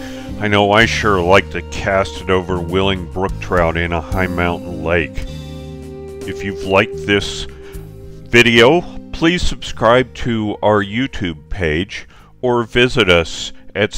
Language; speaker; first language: English; native; English